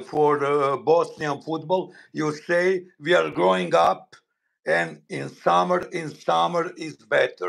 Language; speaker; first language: English; non-native, learner; Bosnian